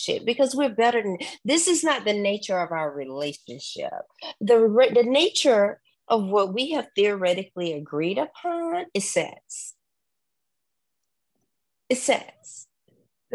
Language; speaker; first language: English; native; English